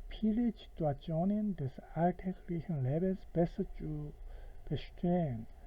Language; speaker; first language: German; non-native, fluent; Korean